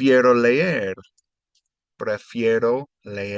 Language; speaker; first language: Spanish; non-native, fluent; English